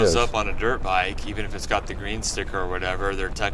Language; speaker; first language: English; native; English